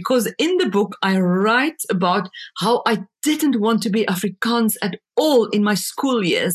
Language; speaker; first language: English; non-native, local second language; Afrikaans